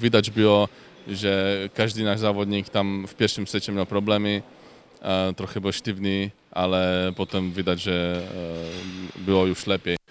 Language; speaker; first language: Polish; non-native, fluent; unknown